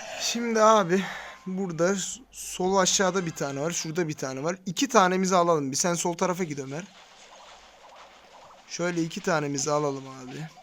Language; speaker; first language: Turkish; native; Turkish